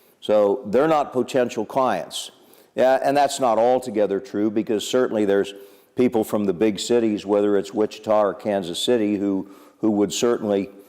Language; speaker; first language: English; native; English